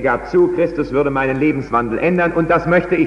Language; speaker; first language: German; native; German